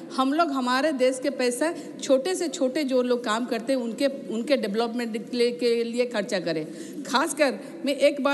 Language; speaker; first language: Hindi; non-native, local second language; Odia